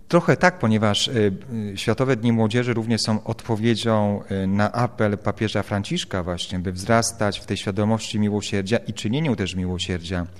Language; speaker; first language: Polish; native; Polish